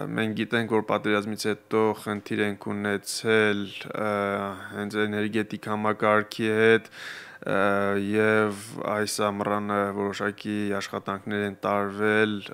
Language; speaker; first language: Armenian; native; Armenian